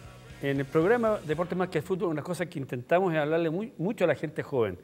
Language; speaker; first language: Spanish; native; Spanish